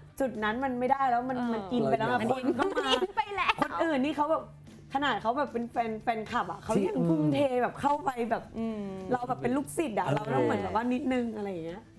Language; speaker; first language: Thai; native; Thai